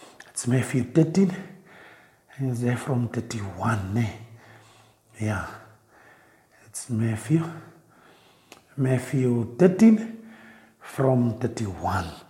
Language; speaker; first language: English; non-native, local second language; Afrikaans